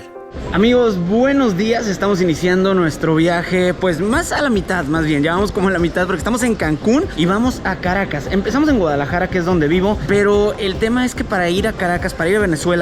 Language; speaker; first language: Spanish; native; Spanish